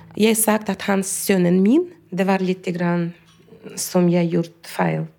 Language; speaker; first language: Norwegian; non-native, learner; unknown